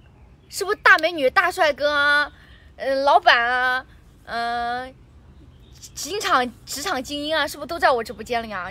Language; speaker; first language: Chinese; native; Chinese